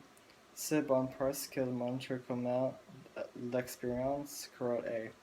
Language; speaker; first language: French; non-native, learner; English